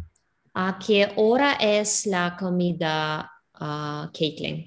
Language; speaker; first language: Spanish; non-native, learner; Russian